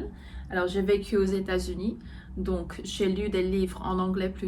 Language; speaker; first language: French; non-native, fluent; Korean